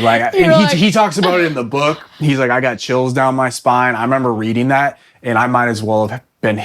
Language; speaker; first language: English; native; English